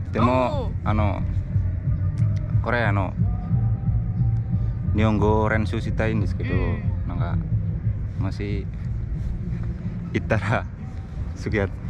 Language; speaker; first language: Japanese; non-native, fluent; Indonesian